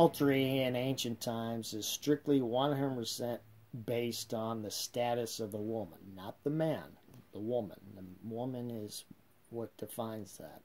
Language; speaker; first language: English; native; English